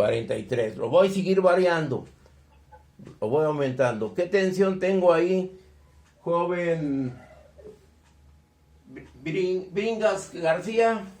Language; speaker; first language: Spanish; native; Spanish